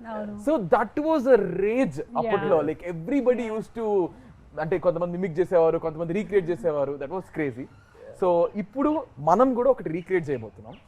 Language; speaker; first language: Telugu; native; Telugu